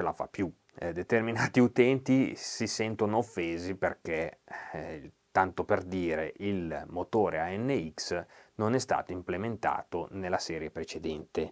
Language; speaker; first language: Italian; native; Italian